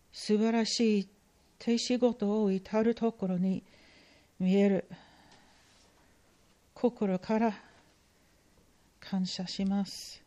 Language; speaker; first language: Japanese; non-native, fluent; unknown